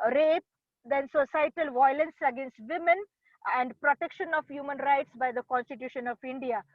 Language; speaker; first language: English; non-native, local second language; Marathi